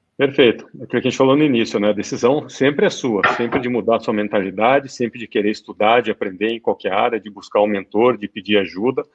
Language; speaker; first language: Portuguese; native; Portuguese